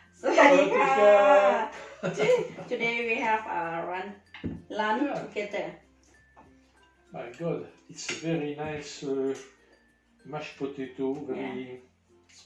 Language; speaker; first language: English; non-native, learner; Thai